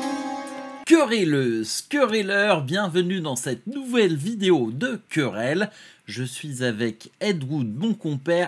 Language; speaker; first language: French; native; French